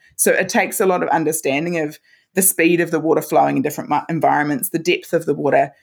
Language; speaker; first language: English; native; English